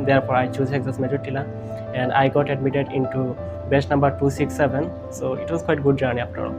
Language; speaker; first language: English; non-native, local second language; Bangla